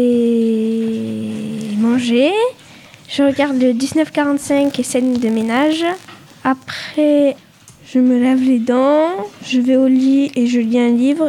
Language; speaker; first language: French; native; French